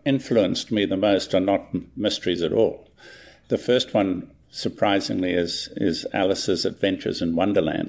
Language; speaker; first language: English; native; English